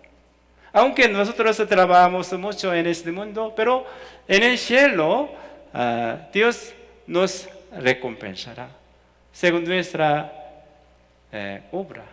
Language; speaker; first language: Spanish; non-native, fluent; Korean